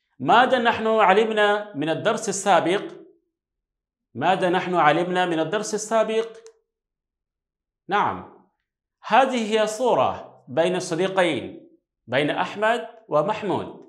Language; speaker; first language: Arabic; non-native, fluent; Bangla